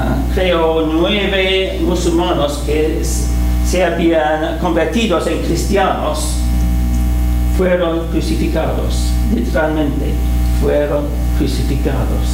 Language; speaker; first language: Spanish; non-native, fluent; English